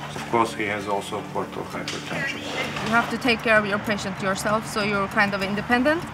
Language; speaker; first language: English; non-native, fluent; Swedish